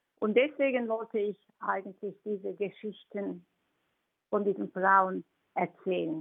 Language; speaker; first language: German; non-native, fluent; Turkish